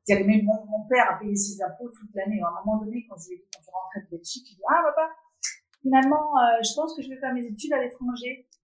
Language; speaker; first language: French; non-native, fluent; Danish